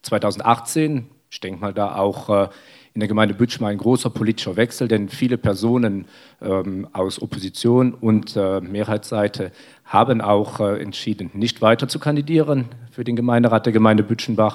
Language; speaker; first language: German; native; German